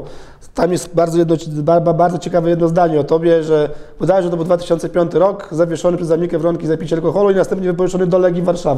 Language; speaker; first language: Polish; native; Polish